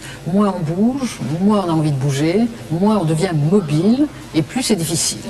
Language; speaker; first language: French; native; French